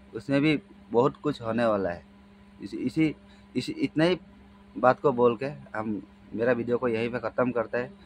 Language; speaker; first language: Hindi; non-native, local second language; Adi